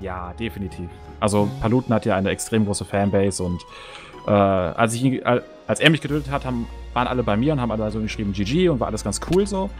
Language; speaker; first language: German; native; German